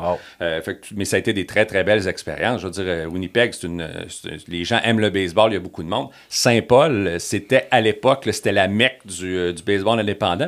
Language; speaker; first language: French; native; French